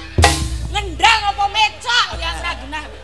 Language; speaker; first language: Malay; non-native, local second language; Javanese